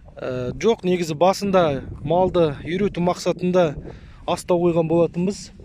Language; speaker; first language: Kazakh; native; Kazakh